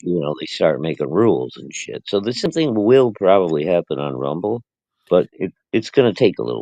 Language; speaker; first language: English; native; English